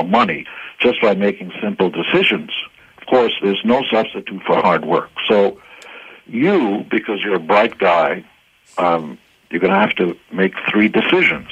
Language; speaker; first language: English; non-native, fluent; Hebrew